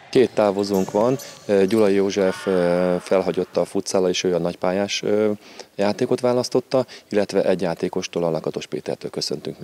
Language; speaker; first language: Hungarian; native; Hungarian